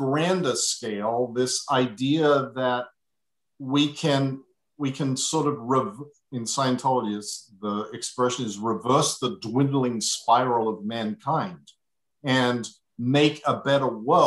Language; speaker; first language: English; native; English